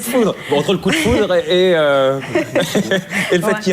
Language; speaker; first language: French; native; French